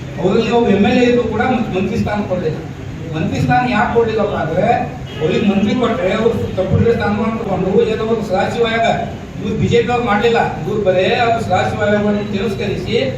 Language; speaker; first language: Kannada; non-native, local second language; Lambadi